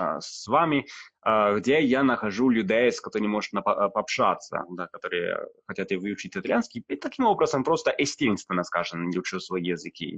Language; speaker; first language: Russian; non-native, fluent; Italian